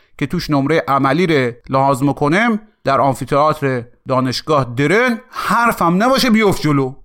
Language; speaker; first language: Persian; native; Persian